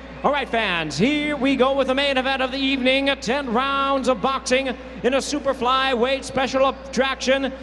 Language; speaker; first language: English; early bilingual, other home language; Spanish